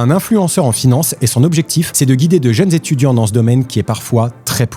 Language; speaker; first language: French; native; French